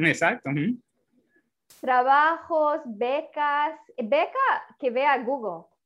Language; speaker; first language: Spanish; non-native, fluent; Italian